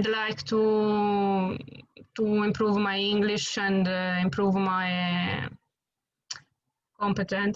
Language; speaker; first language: English; non-native, learner; Italian